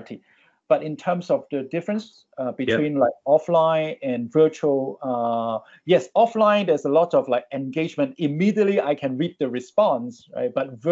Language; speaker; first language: English; non-native, local second language; Cantonese